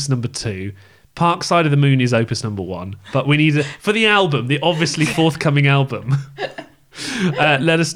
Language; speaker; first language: English; native; English